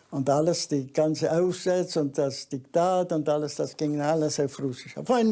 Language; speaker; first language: German; early bilingual, heritage; German